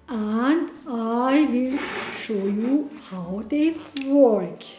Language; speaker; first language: English; non-native, fluent; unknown